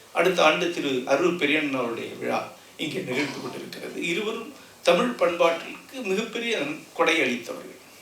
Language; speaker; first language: Tamil; non-native, local second language; Malayalam